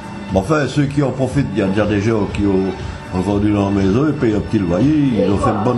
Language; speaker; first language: French; native; French